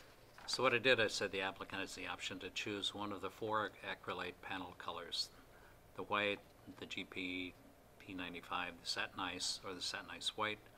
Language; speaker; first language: English; native; English